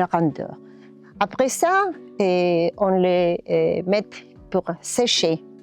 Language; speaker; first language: French; non-native, learner; Spanish